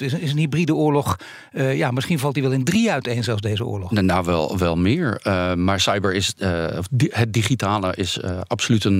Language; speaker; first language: Dutch; native; Dutch